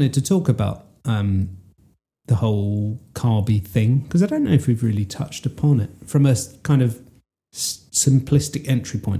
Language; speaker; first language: English; native; English